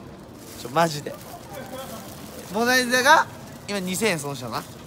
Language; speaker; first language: Japanese; native; Japanese